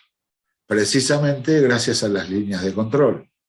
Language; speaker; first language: Spanish; native; Spanish